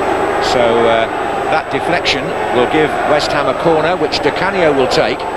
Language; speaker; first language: English; native; English